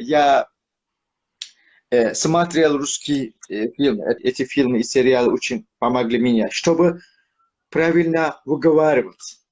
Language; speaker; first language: Russian; non-native, learner; Turkish